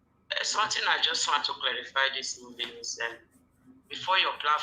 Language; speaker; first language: English; non-native, local second language; Bini